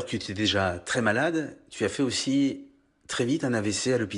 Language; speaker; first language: French; native; French